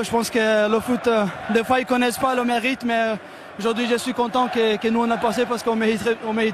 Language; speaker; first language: French; non-native, fluent; Portuguese